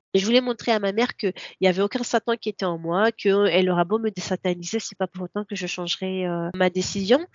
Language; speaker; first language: French; non-native, local second language; Comorian